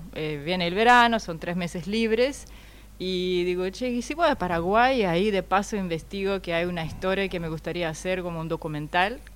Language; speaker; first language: Spanish; non-native, fluent; Russian